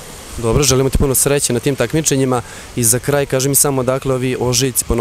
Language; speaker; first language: Serbian; native; Serbian